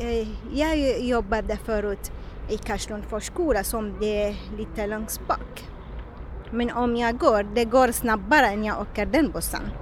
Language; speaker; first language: Swedish; non-native, fluent; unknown